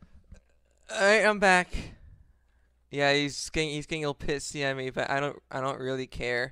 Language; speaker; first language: English; native; English